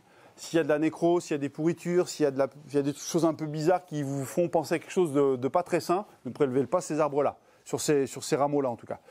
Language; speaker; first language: French; native; French